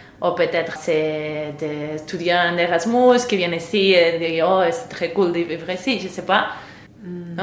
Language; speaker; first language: French; non-native, fluent; Spanish